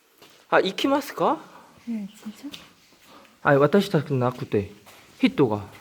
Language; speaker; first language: Japanese; non-native, learner; Korean